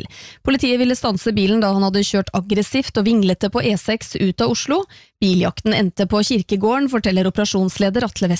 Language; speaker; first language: Norwegian; native; Norwegian